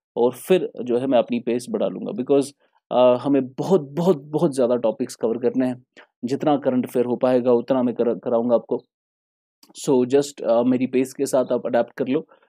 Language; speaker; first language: Hindi; non-native, local second language; Kashmiri